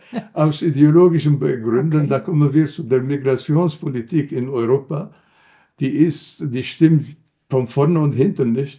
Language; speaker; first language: German; non-native, fluent; Arabic